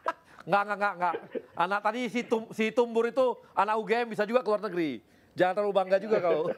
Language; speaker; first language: Indonesian; native; Indonesian